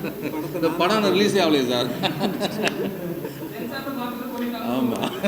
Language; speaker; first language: Tamil; native; Tamil